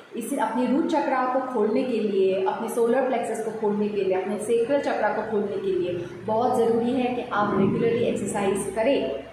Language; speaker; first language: Hindi; non-native, local second language; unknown